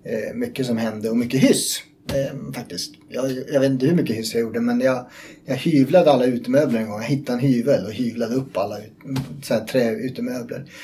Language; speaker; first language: Swedish; native; Swedish